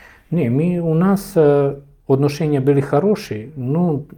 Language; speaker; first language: Russian; non-native, fluent; Serbian